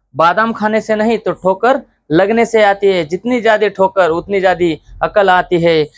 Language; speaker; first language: Hindi; non-native, local second language; Marathi